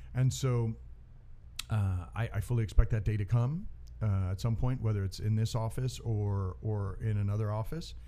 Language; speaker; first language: English; early bilingual, other home language; Spanish